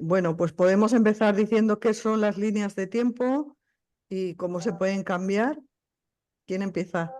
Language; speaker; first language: Spanish; native; Spanish